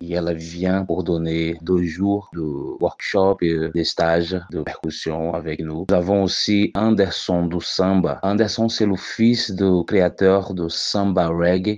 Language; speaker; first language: French; non-native, fluent; Portuguese